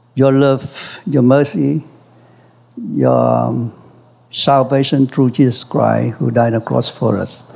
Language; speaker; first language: English; non-native, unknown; Vietnamese